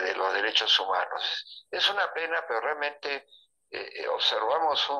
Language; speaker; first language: Spanish; native; Spanish